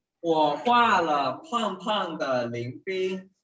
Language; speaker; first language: Chinese; non-native, fluent; Thai